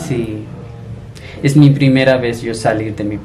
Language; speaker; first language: Spanish; non-native, learner; Punjabi